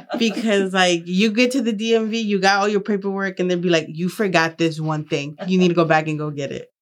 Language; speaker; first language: English; early bilingual, other home language; Spanish